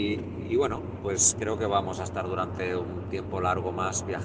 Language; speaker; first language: Spanish; native; Spanish